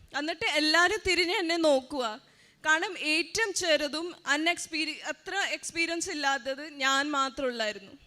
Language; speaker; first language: Malayalam; early bilingual, heritage; Malayalam